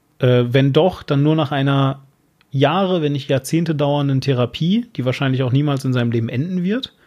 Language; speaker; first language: German; native; German